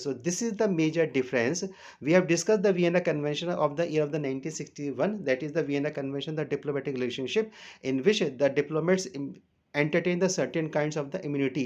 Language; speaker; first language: English; non-native, local second language; Hindi